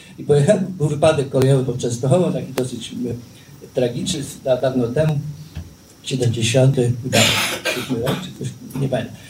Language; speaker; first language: Polish; native; Polish